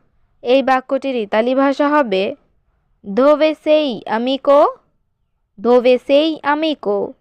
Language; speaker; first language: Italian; non-native, learner; Bangla